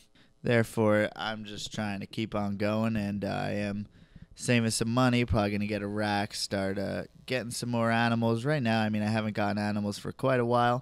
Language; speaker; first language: English; native; English